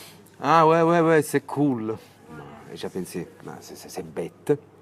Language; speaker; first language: French; non-native, fluent; Italian